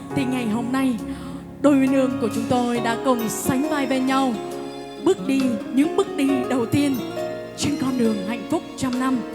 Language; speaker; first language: Vietnamese; non-native, local second language; Jarai